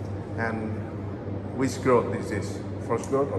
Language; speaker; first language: English; non-native, learner; Indonesian